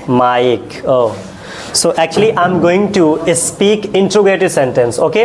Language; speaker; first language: English; non-native, local second language; Hindi